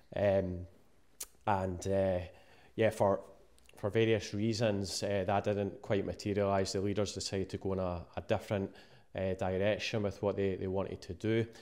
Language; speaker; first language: English; native; English